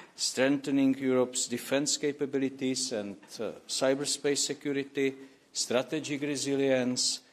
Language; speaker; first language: English; non-native, fluent; Czech